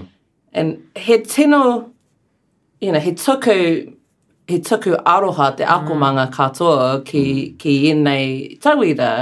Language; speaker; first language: Māori; non-native, learner; English